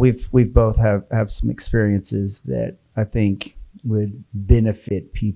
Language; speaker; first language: English; native; English